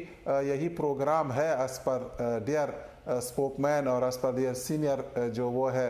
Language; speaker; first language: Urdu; non-native, learner; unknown